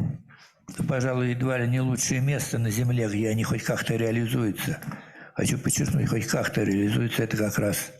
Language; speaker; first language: Russian; native; Russian